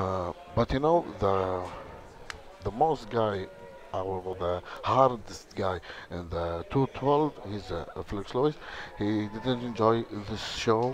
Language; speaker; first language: English; non-native, learner; Arabic